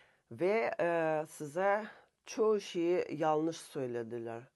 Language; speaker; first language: Turkish; non-native, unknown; Russian